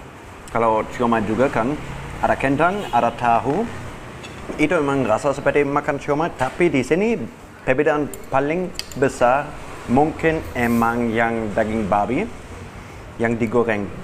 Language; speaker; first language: Indonesian; non-native, fluent; German